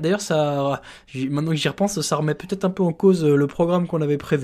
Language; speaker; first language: French; native; French